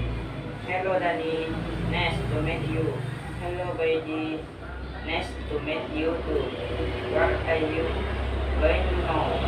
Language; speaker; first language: English; non-native, learner; Indonesian